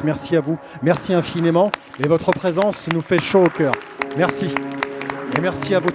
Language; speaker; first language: French; native; French